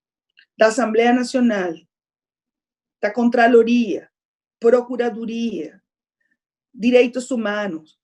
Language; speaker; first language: Portuguese; non-native, fluent; Spanish